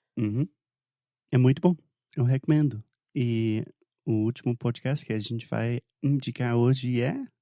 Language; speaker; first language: Portuguese; non-native, fluent; English